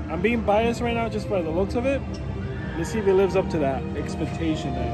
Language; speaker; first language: English; early bilingual, other home language; Spanish